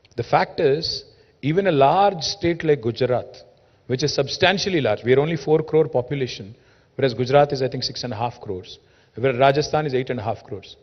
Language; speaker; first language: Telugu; native; Telugu